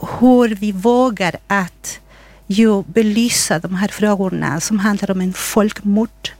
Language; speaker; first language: Swedish; non-native, fluent; Spanish